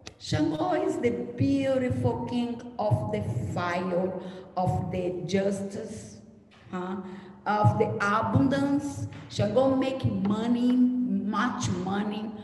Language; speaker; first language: English; non-native, learner; Portuguese